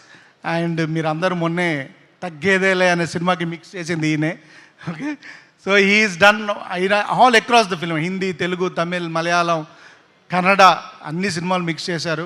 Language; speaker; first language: Telugu; native; Telugu